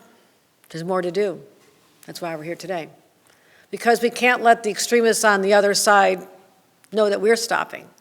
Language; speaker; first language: English; native; English